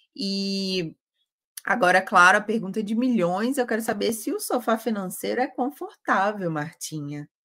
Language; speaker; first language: Portuguese; native; Portuguese